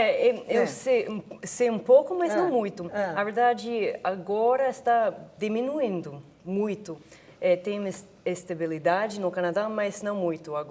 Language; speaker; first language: Portuguese; non-native, fluent; English